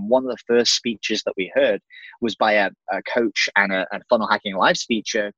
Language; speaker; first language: English; native; English